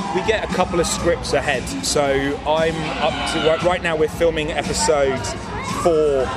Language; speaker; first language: English; native; English